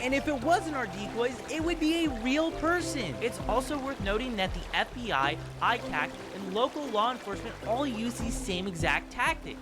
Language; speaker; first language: English; native; English